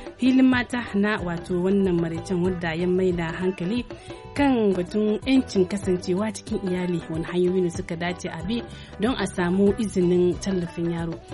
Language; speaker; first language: Hausa; native; Hausa